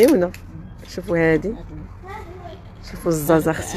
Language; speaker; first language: Arabic; native; Arabic